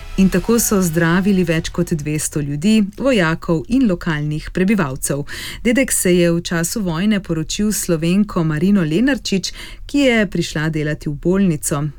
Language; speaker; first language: Slovenian; native; Slovenian